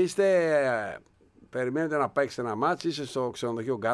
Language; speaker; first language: Greek; native; Greek